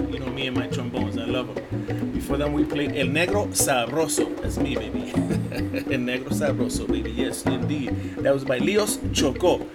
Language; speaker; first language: English; early bilingual, other home language; Spanish